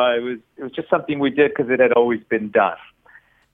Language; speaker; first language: English; early bilingual, other home language; Spanish